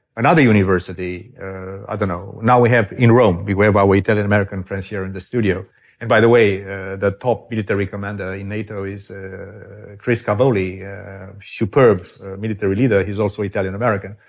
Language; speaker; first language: English; non-native, fluent; Romanian